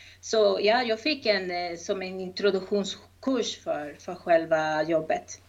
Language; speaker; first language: Swedish; non-native, fluent; Spanish